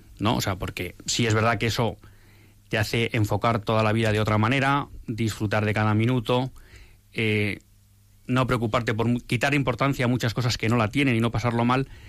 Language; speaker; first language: Spanish; native; Spanish